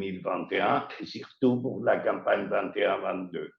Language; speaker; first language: French; non-native, learner; Spanish